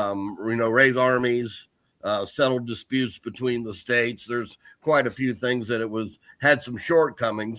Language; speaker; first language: English; native; English